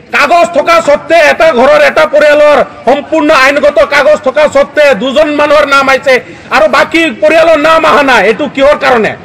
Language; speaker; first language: Assamese; non-native, local second language; Bangla